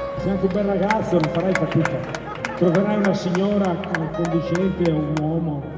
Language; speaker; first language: Italian; native; Italian